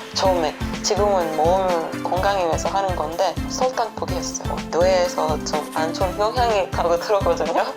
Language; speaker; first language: Korean; non-native, fluent; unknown